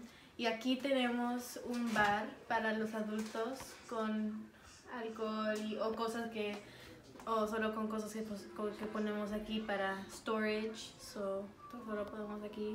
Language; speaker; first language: Spanish; early bilingual, heritage; Spanish